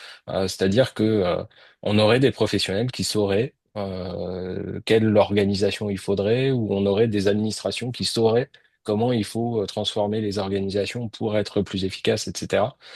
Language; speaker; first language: French; native; French